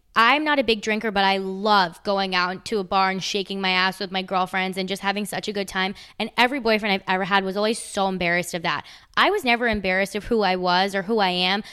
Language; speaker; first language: English; native; English